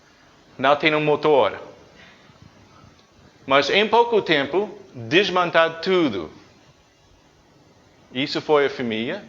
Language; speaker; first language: Portuguese; non-native, fluent; English